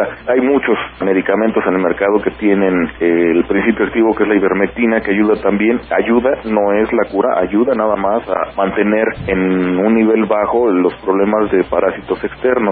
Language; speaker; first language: Spanish; native; Spanish